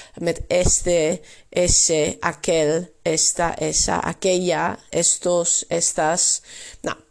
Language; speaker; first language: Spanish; non-native, fluent; Dutch